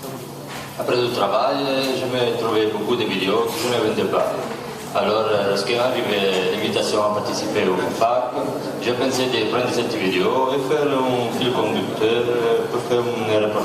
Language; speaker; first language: French; non-native, learner; Italian